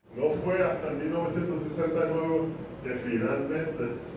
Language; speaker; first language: Spanish; early bilingual, heritage; Spanish